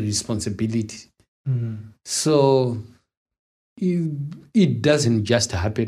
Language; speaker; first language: English; non-native, local second language; Shona